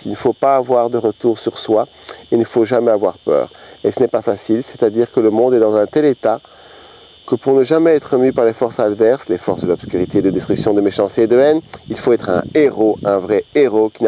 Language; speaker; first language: French; native; French